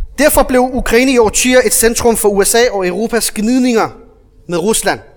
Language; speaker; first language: Danish; early bilingual, other home language; Arabic